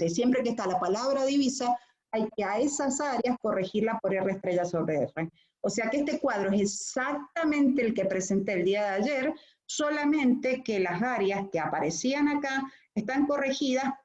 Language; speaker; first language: Spanish; native; Spanish